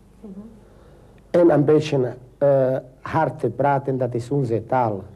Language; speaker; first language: Dutch; non-native, learner; Romany